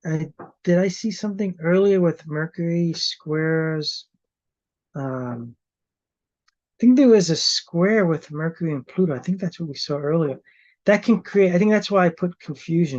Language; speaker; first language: English; native; English